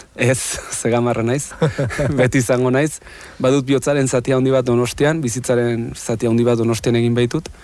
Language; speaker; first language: Basque; native; Basque